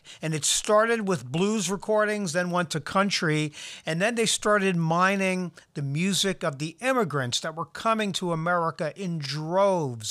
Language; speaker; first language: English; native; English